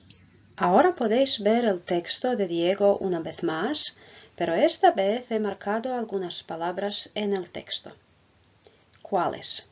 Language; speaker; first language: Spanish; non-native, fluent; Croatian